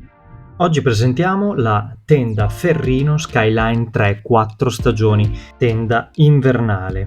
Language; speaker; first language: Italian; native; Italian